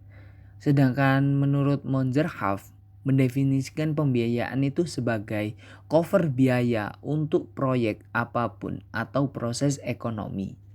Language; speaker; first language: Indonesian; native; Indonesian